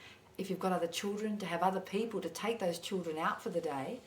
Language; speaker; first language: English; native; English